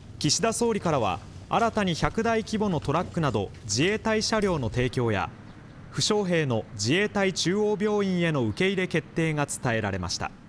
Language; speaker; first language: Japanese; native; Japanese